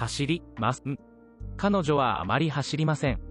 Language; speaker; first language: Japanese; non-native, learner; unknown